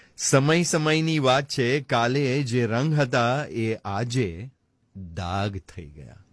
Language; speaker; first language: Gujarati; early bilingual, heritage; Gujarati